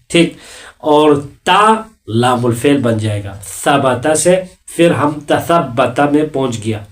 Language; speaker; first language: Urdu; non-native, local second language; Balti